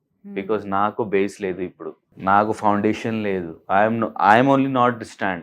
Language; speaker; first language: Telugu; non-native, learner; Hindi